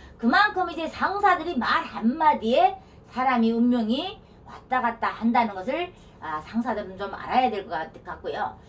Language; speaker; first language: Korean; native; Korean